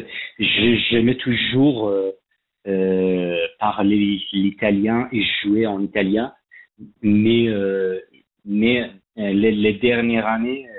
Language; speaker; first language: French; non-native, learner; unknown